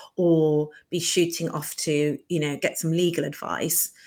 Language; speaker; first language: English; native; English